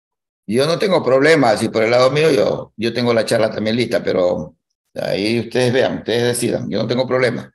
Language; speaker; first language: Spanish; native; Spanish